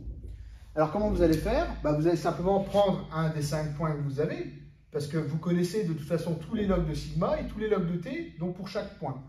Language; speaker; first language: French; native; French